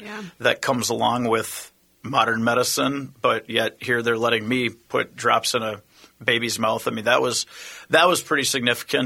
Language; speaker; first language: English; native; English